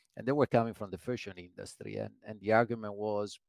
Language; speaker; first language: English; non-native, fluent; Italian